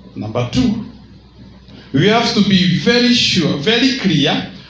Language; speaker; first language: English; non-native, local second language; Swahili